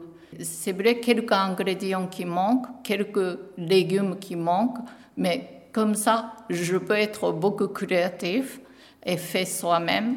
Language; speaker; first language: French; non-native, learner; Japanese